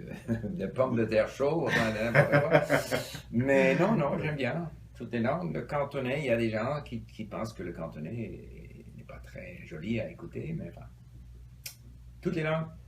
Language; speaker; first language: French; non-native, fluent; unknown